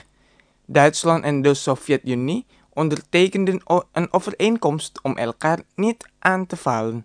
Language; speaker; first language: Dutch; non-native, fluent; Indonesian